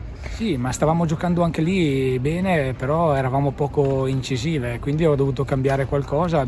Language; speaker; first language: Italian; native; Italian